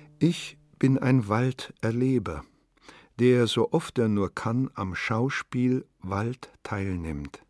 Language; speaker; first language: German; native; German